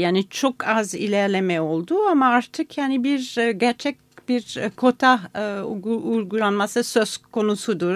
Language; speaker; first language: Turkish; non-native, fluent; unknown